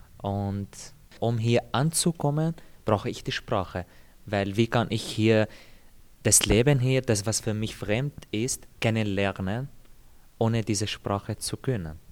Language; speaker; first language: German; non-native, fluent; Arabic